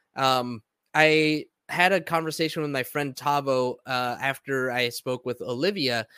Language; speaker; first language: English; early bilingual, other home language; Spanish